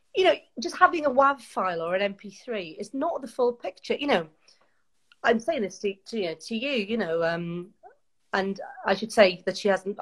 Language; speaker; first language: English; native; English